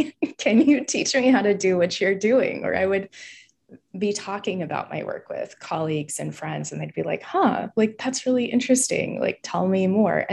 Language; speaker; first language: English; native; English